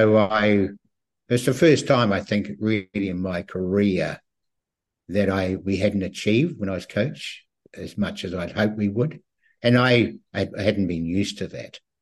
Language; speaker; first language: English; native; English